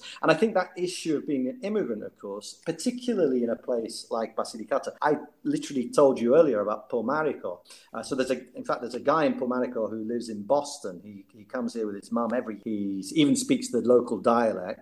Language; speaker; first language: English; native; English